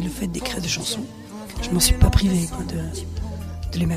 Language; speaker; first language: French; early bilingual, other home language; Spanish